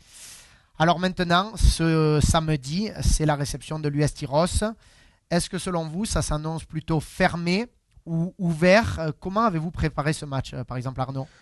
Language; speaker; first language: French; native; French